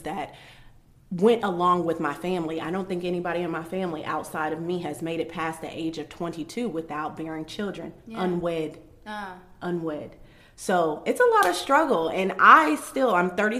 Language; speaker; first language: English; native; English